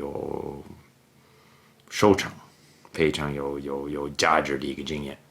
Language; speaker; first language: Chinese; non-native, fluent; English